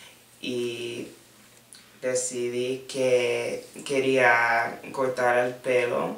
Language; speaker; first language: Spanish; non-native, learner; English